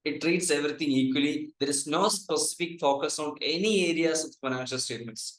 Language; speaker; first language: English; non-native, local second language; Malayalam